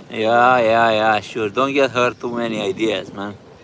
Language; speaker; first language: English; non-native, fluent; Romanian